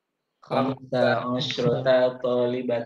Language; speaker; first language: Arabic; non-native, learner; Indonesian